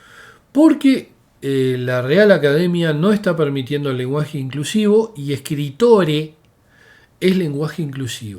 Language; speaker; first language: Spanish; native; Spanish